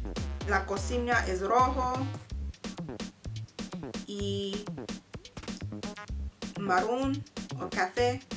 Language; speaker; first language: Spanish; non-native, learner; English